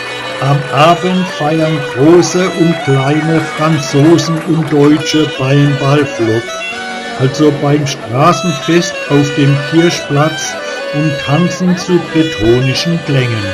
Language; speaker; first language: German; native; German